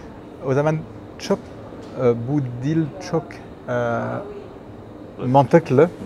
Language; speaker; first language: Turkish; non-native, learner; French